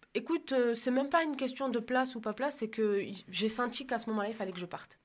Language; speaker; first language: French; native; French